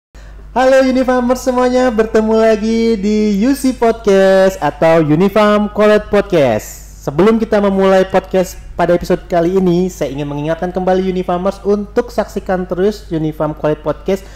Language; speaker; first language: Indonesian; native; Indonesian